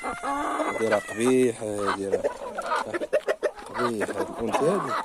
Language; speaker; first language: Arabic; native; Arabic